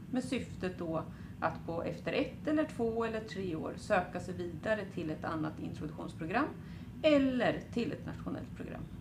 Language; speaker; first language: Swedish; native; Swedish